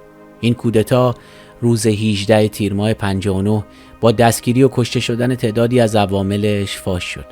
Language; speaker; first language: Persian; native; Persian